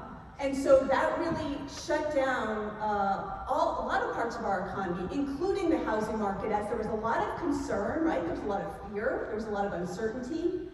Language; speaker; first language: English; native; English